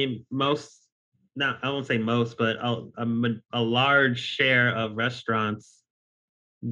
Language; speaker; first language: English; native; English